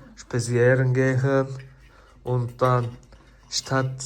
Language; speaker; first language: German; non-native, learner; Turkish